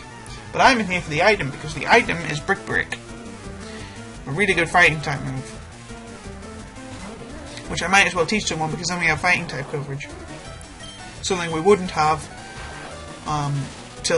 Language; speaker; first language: English; native; English